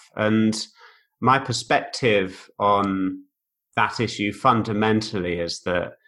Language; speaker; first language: English; native; English